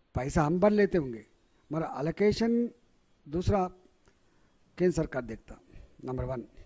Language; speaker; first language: Hindi; non-native, local second language; Telugu